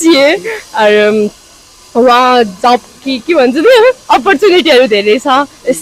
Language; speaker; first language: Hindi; non-native, learner; Nepali